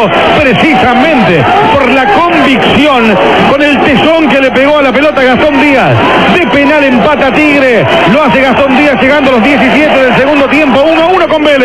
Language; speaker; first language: Spanish; native; Spanish